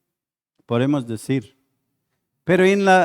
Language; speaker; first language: Spanish; non-native, fluent; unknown